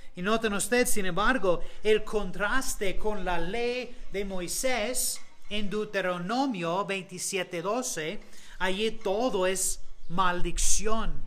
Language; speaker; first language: Spanish; non-native, fluent; English